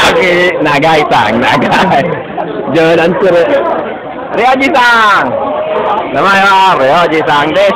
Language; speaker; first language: Japanese; non-native, learner; Filipino